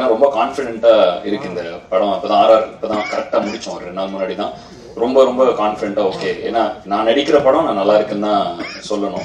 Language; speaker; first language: Tamil; native; Tamil